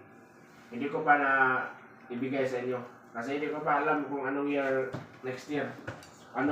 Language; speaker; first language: Filipino; non-native, local second language; Cebuano